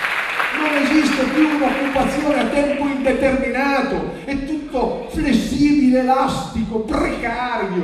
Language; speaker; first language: Italian; native; Italian